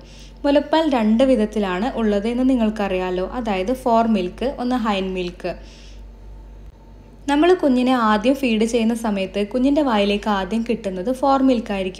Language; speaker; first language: Malayalam; native; Malayalam